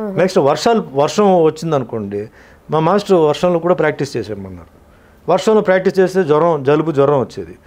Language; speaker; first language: Telugu; non-native, fluent; Tulu